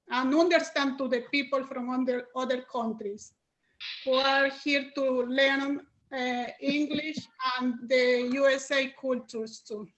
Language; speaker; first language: English; non-native, learner; Spanish